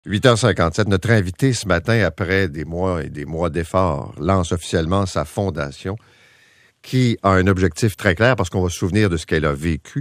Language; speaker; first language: French; native; French